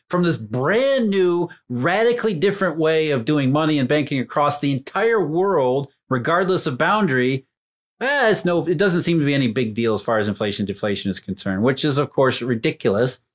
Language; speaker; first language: English; native; English